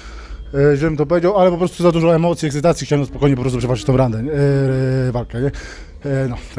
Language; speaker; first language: Polish; native; Polish